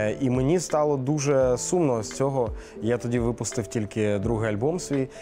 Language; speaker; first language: Ukrainian; non-native, local second language; Russian